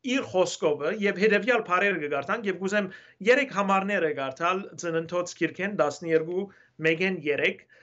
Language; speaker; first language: Armenian; early bilingual, heritage; Armenian